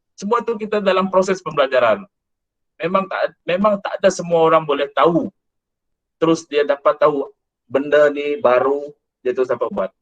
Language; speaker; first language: Malay; non-native, local second language; Iban